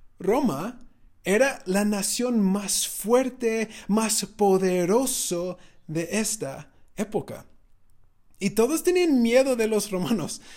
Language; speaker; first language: Spanish; non-native, fluent; English